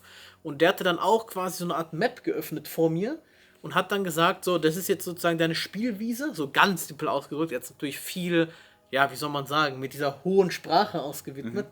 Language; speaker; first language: German; native; German